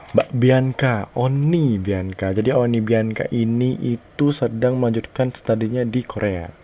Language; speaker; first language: Indonesian; native; Indonesian